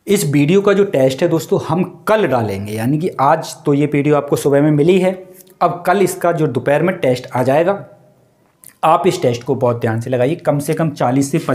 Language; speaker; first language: Hindi; native; Hindi